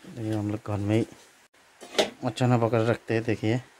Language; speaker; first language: Hindi; non-native, local second language; Nepali